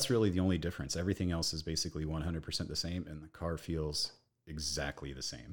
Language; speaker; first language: English; native; English